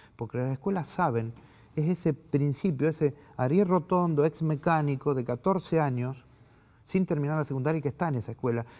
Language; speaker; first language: Spanish; native; Spanish